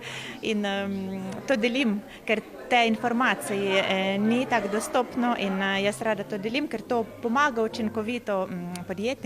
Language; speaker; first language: Slovenian; non-native, fluent; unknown